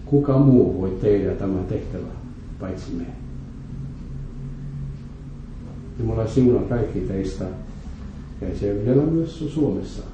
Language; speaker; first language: Finnish; non-native, fluent; French